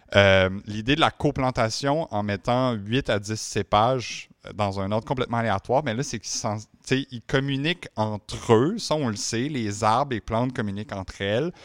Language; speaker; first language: French; native; French